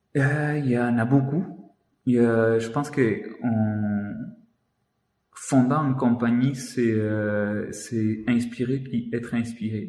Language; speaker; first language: French; non-native, fluent; Spanish